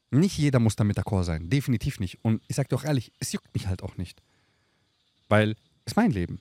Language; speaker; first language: German; early bilingual, other home language; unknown